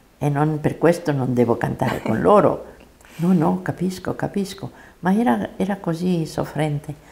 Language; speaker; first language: Italian; non-native, fluent; Catalan